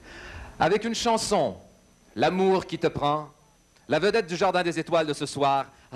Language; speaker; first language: French; native; French